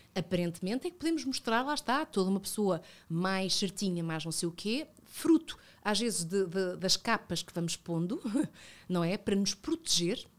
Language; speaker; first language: Portuguese; early bilingual, other home language; Spanish